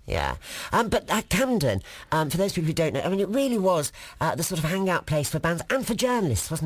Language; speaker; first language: English; native; English